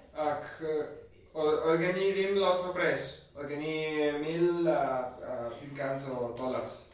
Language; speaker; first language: Welsh; non-native, fluent; Spanish